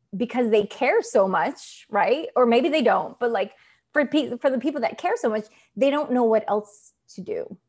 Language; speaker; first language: English; non-native, fluent; Italian